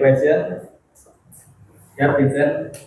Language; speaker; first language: English; non-native, learner; Indonesian